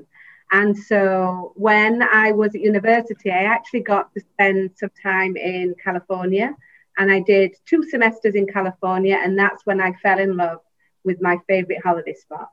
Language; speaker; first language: English; native; English